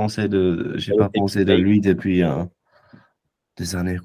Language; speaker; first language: French; non-native, fluent; English